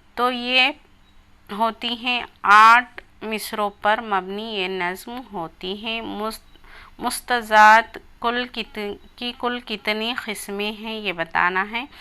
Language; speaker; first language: Urdu; native; Urdu